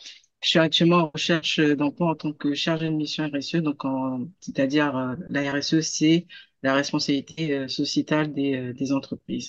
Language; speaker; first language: French; native; French